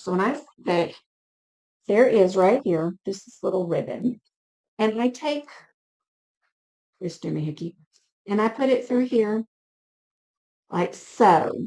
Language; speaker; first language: English; native; English